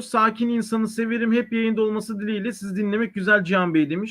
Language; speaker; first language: Turkish; native; Turkish